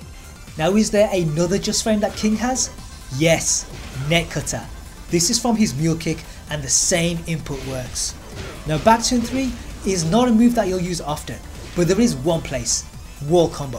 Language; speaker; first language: English; native; English